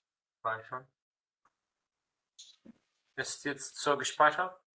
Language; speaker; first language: German; non-native, fluent; Arabic